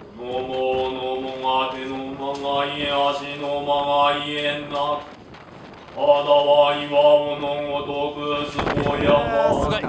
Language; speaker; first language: Japanese; native; Japanese